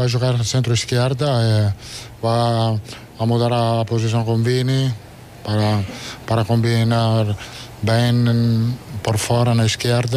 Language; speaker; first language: Portuguese; non-native, fluent; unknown